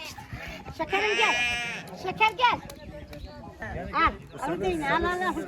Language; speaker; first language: Turkish; native; Turkish